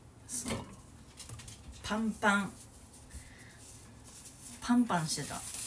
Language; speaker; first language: Japanese; native; Japanese